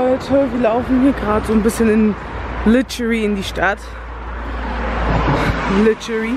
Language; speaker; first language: German; early bilingual, other home language; Lingala